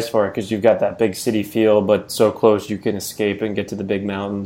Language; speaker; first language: English; native; English